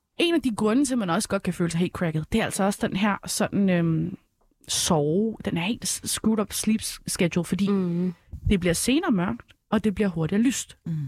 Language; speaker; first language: Danish; early bilingual, other home language; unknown